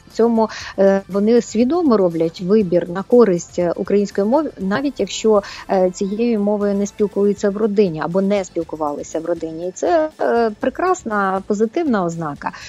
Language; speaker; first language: Ukrainian; native; Ukrainian